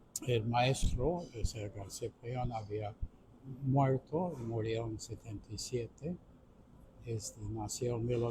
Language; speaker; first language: Spanish; non-native, fluent; English